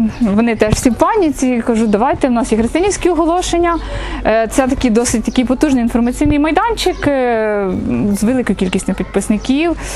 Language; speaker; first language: Ukrainian; native; Ukrainian